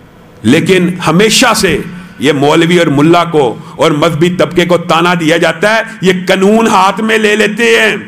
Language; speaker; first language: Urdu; non-native, local second language; Punjabi